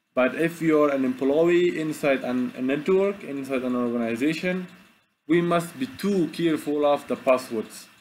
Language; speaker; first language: English; non-native, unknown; Persian